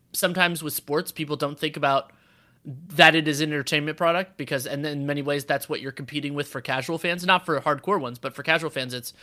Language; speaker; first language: English; native; English